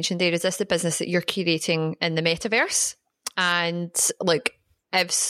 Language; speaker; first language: English; native; English